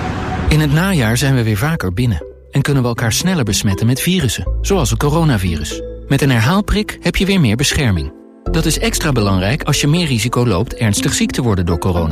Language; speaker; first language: Dutch; native; Dutch